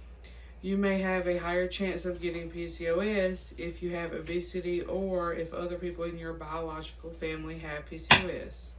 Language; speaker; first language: English; native; English